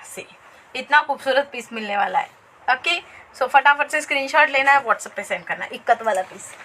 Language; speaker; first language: Hindi; non-native, local second language; Marathi